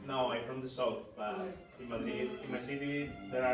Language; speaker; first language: English; non-native, learner; Spanish